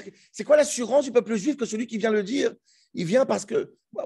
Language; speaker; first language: French; native; French